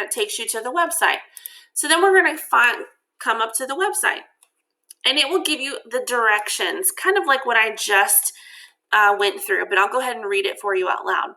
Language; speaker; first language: English; native; English